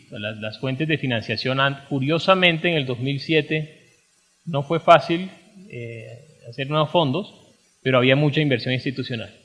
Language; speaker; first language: Spanish; native; Spanish